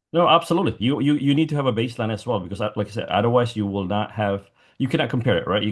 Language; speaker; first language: English; non-native, fluent; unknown